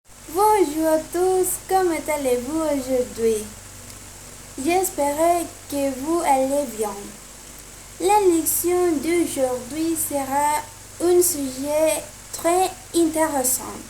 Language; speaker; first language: French; non-native, learner; Spanish